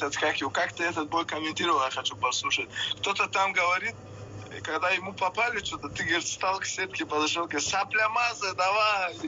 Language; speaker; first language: Russian; native; Russian